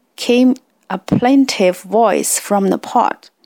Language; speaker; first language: English; non-native, fluent; Chinese